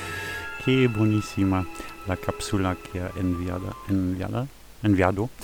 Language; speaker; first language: Spanish; non-native, fluent; German